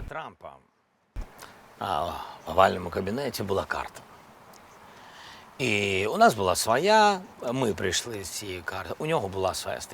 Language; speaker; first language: Ukrainian; non-native, local second language; Russian